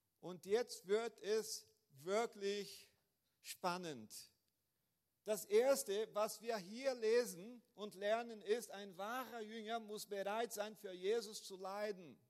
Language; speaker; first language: German; non-native, fluent; Portuguese